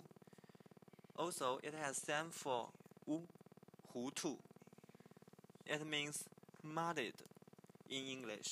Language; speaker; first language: English; non-native, learner; Chinese